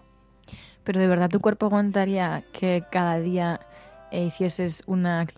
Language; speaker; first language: Spanish; native; Spanish